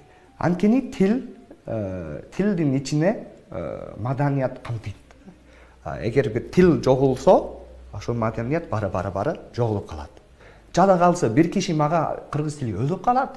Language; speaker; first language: Kyrgyz; non-native, fluent; English